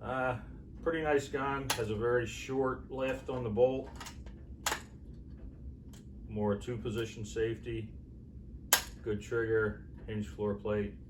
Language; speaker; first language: English; native; English